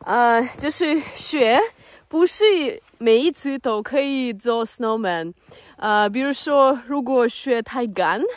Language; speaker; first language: Chinese; non-native, learner; Russian